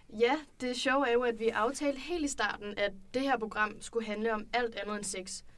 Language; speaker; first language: Danish; native; Danish